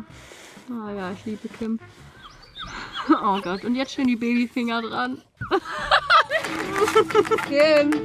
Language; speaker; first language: German; native; German